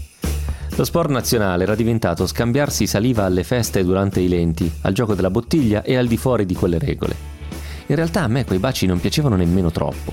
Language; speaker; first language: Italian; native; Italian